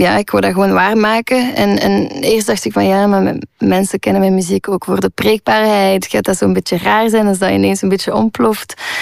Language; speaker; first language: Dutch; non-native, local second language; French